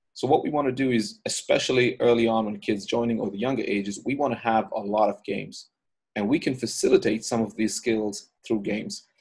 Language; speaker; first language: English; native; English